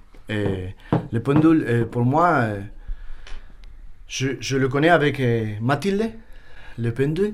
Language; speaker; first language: French; non-native, learner; Spanish